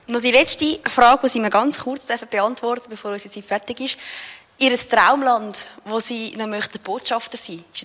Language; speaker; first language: German; native; German